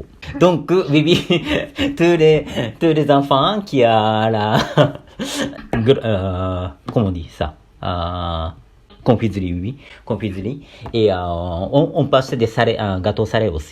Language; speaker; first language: French; non-native, learner; Japanese